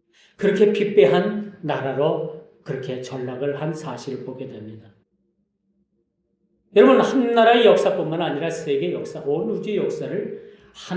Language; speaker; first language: Korean; native; Korean